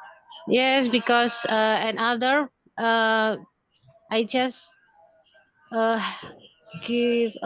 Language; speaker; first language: English; non-native, learner; Indonesian